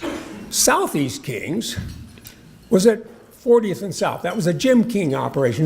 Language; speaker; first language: English; native; English